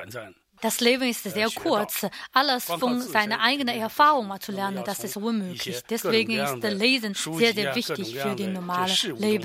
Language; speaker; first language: German; non-native, learner; Chinese